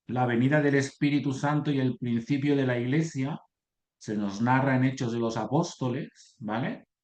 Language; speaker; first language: Spanish; native; Spanish